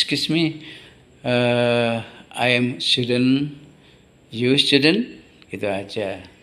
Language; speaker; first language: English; non-native, learner; Indonesian